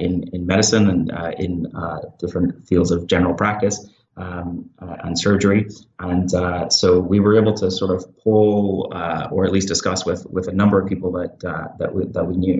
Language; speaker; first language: English; native; English